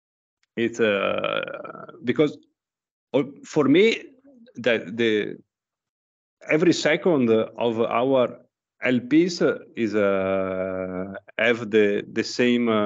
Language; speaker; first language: English; non-native, learner; Italian